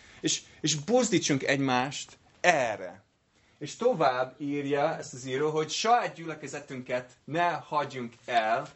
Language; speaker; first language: Hungarian; non-native, fluent; English